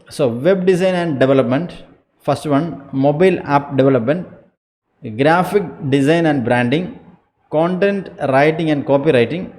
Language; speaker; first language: English; non-native, local second language; Malayalam